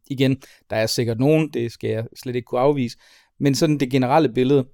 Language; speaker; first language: Danish; native; Danish